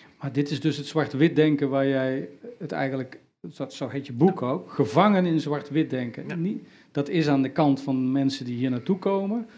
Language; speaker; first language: Dutch; native; Dutch